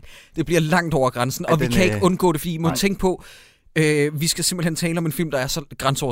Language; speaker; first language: Danish; native; Danish